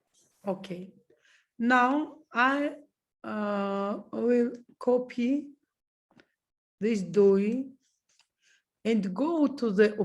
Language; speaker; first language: English; non-native, learner; Georgian